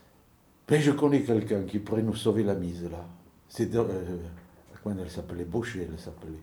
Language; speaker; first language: French; native; French